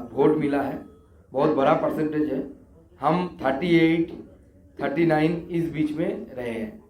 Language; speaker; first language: Hindi; non-native, local second language; Bangla